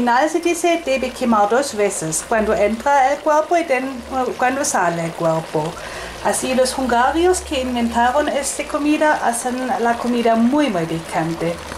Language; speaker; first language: Spanish; non-native, fluent; German